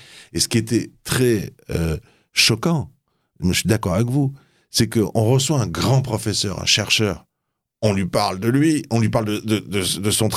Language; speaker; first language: French; native; French